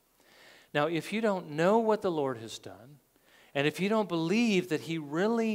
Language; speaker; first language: English; native; English